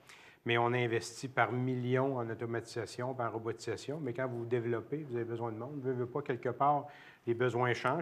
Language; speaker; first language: French; native; French